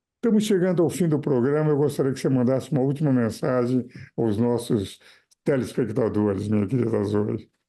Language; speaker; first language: Portuguese; native; Portuguese